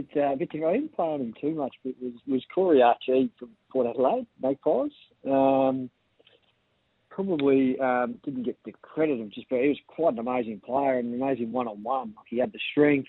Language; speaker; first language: English; native; English